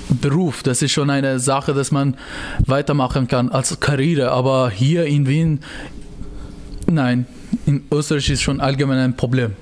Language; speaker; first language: German; non-native, learner; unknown